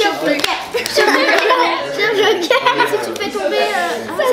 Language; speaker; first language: French; native; French